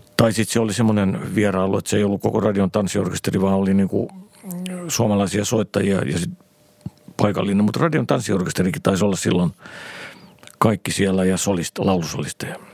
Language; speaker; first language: Finnish; native; Finnish